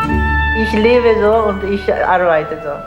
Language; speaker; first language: German; non-native, fluent; Korean